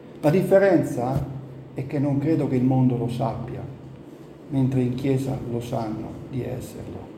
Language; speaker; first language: Italian; native; Italian